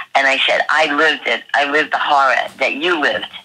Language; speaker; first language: English; native; English